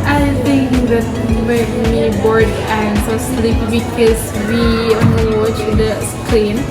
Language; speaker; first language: English; non-native, learner; Indonesian